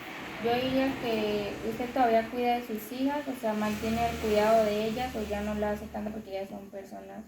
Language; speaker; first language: Spanish; native; Spanish